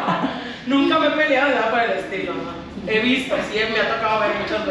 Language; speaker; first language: Spanish; native; Spanish